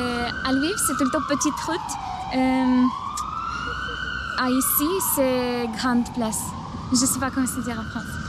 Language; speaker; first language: French; non-native, learner; Ukrainian